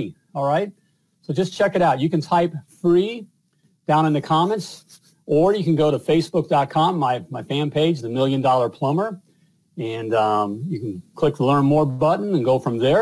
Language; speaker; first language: English; native; English